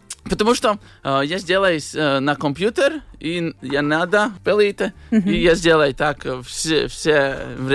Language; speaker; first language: Russian; non-native, learner; Latvian